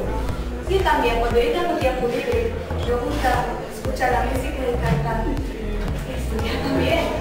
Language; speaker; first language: Spanish; non-native, learner; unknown